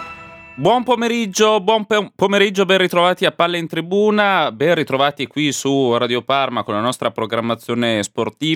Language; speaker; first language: Italian; native; Italian